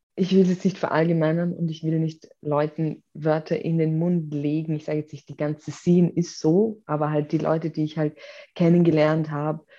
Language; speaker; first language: German; native; German